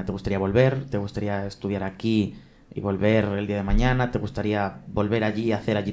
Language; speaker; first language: Spanish; native; Spanish